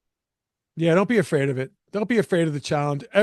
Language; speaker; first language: English; native; English